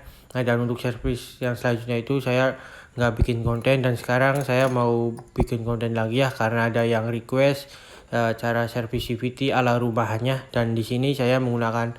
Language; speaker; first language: Indonesian; native; Indonesian